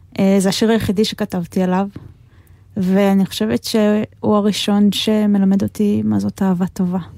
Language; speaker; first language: Hebrew; native; Hebrew